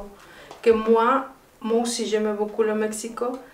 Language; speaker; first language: French; non-native, learner; Spanish